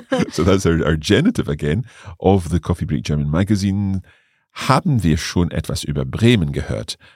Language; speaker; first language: German; non-native, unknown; English